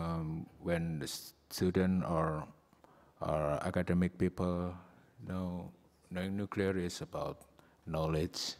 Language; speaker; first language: English; non-native, learner; Indonesian